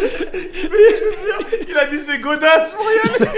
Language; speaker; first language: French; native; French